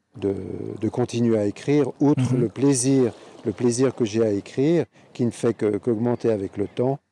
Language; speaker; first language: French; native; French